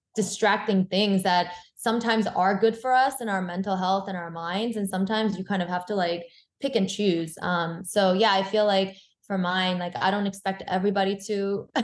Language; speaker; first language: English; early bilingual, other home language; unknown